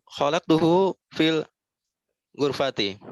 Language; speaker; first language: Arabic; non-native, learner; Indonesian